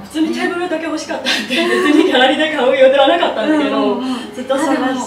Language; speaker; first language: Japanese; non-native, fluent; Chinese